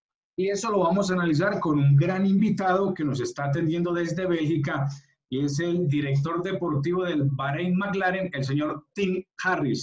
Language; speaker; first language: Spanish; native; Spanish